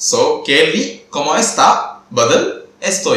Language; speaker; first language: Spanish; non-native, fluent; Tamil